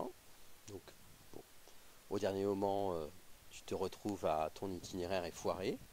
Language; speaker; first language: French; native; French